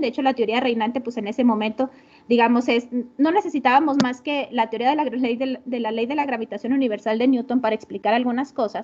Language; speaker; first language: Spanish; native; Spanish